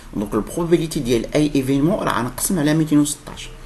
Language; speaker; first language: French; non-native, local second language; Arabic